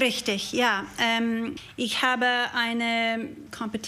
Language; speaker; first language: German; non-native, learner; English